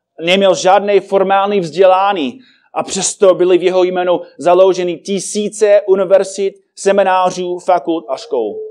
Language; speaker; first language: Czech; non-native, fluent; English